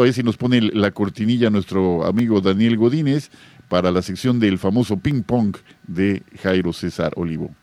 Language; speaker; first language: Spanish; native; Spanish